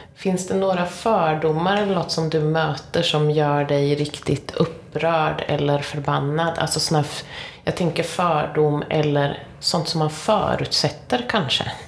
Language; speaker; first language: Swedish; native; Swedish